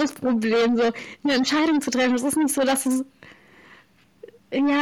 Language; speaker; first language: German; native; German